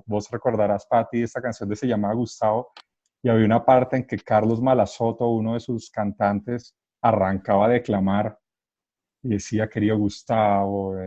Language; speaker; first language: Spanish; native; Spanish